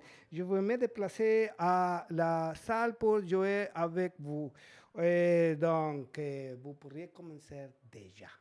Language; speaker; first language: French; non-native, learner; Spanish